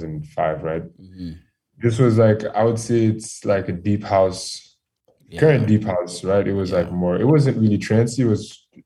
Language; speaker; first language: English; non-native, fluent; French